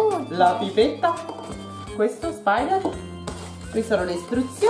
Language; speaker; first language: Italian; native; Italian